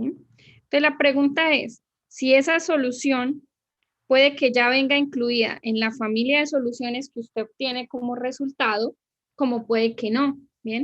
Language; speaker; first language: Spanish; native; Spanish